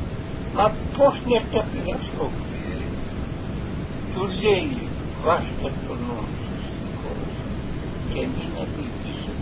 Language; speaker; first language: Greek; non-native, fluent; Russian